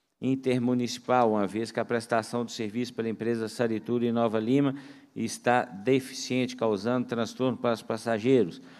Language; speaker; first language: Portuguese; native; Portuguese